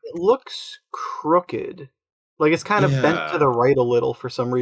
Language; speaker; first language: English; native; English